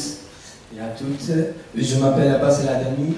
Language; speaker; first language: French; non-native, fluent; Arabic